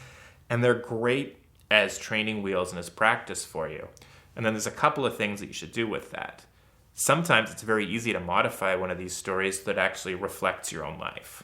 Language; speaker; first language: English; native; English